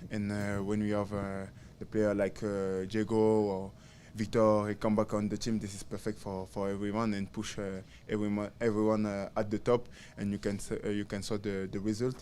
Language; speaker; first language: English; non-native, learner; French